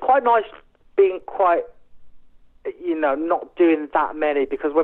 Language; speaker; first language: English; native; English